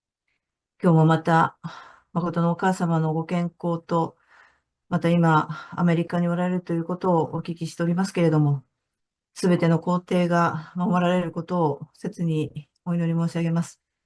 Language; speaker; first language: Japanese; native; Japanese